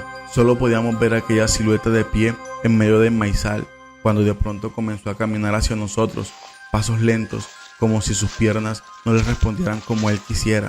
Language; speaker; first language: Spanish; native; Spanish